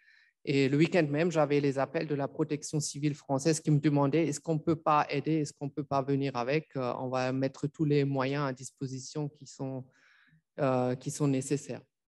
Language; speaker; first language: French; non-native, fluent; German